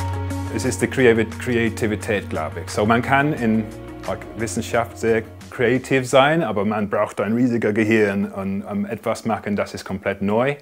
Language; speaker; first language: German; non-native, fluent; English